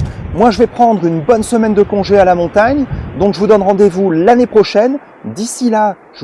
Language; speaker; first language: French; native; French